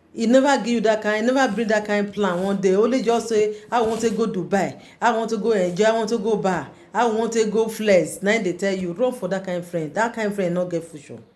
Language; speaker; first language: Nigerian Pidgin; native; Nigerian Pidgin